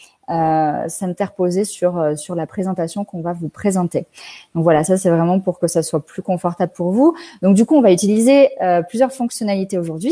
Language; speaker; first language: French; native; French